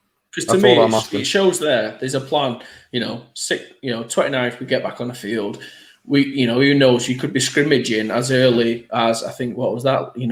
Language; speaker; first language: English; native; English